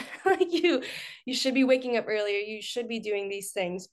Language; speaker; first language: English; early bilingual, other home language; Spanish